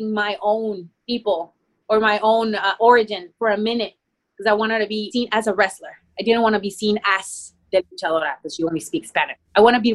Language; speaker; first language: English; non-native, fluent; Spanish